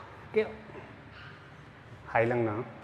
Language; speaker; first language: Vietnamese; non-native, learner; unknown